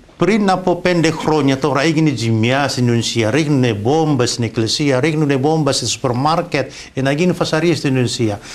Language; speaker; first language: Greek; non-native, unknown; Indonesian